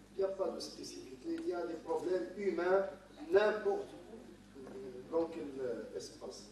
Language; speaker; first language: French; non-native, local second language; Arabic